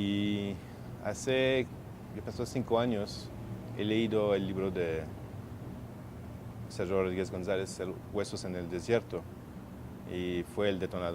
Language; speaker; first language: Spanish; non-native, fluent; French